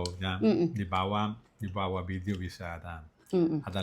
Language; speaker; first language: Indonesian; non-native, learner; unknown